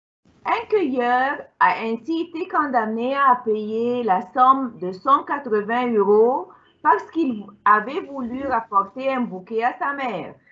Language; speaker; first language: French; non-native, fluent; Arabic